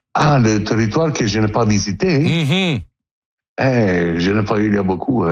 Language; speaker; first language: French; non-native, learner; Italian